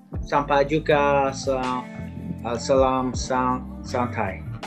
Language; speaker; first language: Indonesian; non-native, learner; English